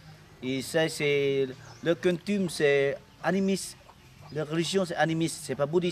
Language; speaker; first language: French; non-native, local second language; Lao